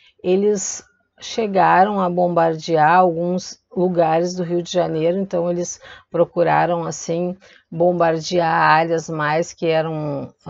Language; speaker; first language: Portuguese; native; Portuguese